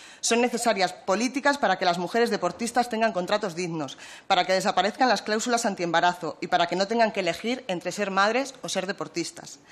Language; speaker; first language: Spanish; native; Spanish